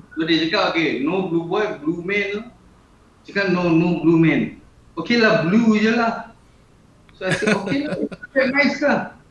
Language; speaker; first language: Malay; native; Malay